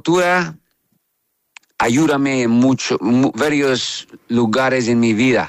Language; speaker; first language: Spanish; non-native, learner; English